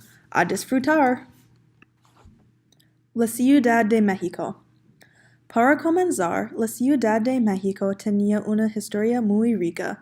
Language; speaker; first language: Spanish; non-native, learner; English